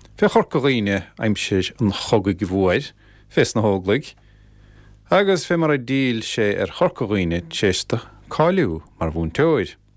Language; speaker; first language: Irish; native; Irish